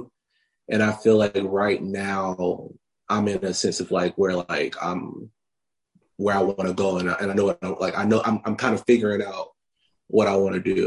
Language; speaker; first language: English; native; English